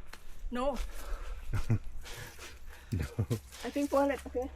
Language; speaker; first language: English; non-native, learner; Thai